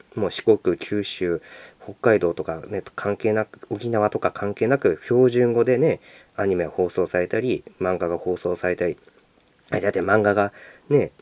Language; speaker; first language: Japanese; native; Japanese